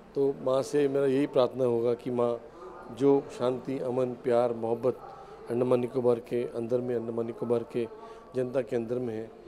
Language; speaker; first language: Hindi; native; Hindi